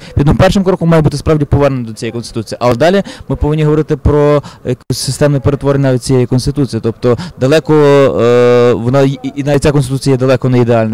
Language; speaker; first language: Ukrainian; native; Ukrainian